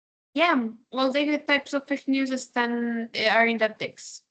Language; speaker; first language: English; non-native, fluent; Spanish